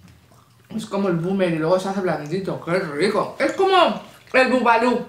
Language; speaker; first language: Spanish; native; Spanish